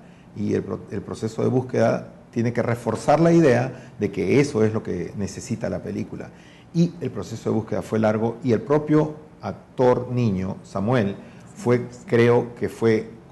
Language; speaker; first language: Spanish; native; Spanish